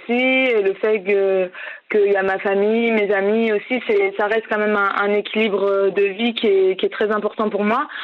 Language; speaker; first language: French; native; French